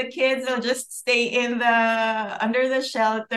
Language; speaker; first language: English; non-native, local second language; Filipino